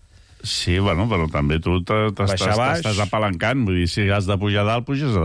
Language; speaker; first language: Catalan; native; Catalan